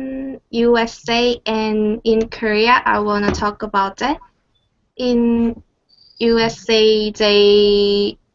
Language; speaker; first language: English; non-native, learner; Korean